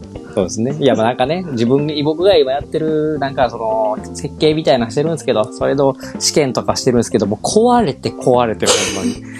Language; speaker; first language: Japanese; native; Japanese